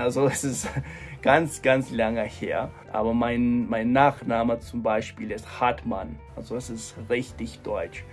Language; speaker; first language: German; non-native, fluent; English